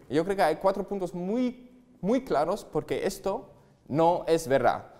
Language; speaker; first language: Spanish; non-native, fluent; German